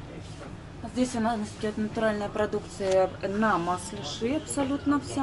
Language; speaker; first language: Russian; native; Russian